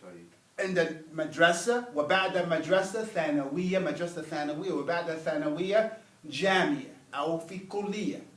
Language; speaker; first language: Arabic; non-native, fluent; English